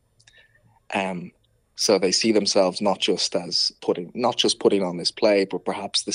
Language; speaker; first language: English; native; English